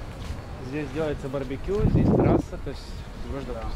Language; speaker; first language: Russian; native; Russian